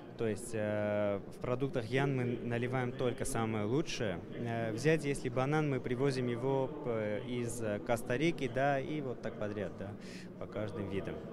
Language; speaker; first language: Russian; non-native, fluent; Armenian